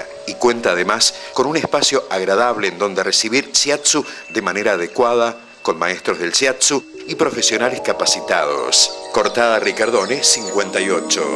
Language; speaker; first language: Spanish; native; Spanish